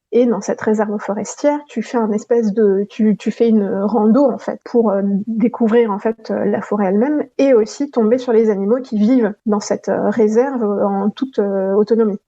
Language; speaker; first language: French; non-native, local second language; Gujarati